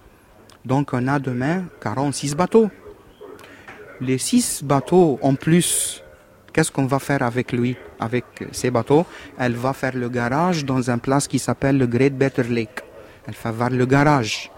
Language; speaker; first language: French; non-native, learner; Arabic